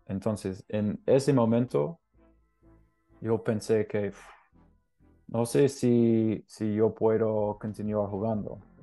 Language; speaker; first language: Spanish; non-native, learner; English